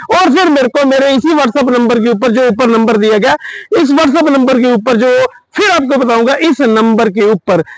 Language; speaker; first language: Hindi; non-native, local second language; Punjabi